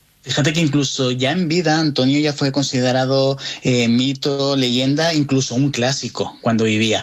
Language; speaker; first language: Spanish; native; Spanish